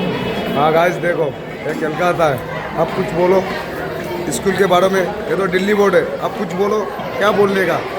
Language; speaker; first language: Hindi; non-native, local second language; Bangla